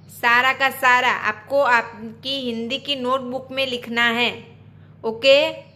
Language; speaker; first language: Hindi; non-native, local second language; Gujarati